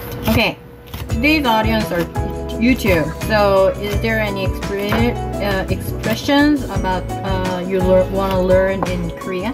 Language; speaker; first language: English; non-native, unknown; Korean